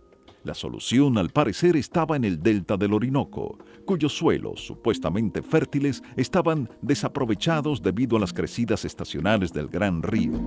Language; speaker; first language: Spanish; native; Spanish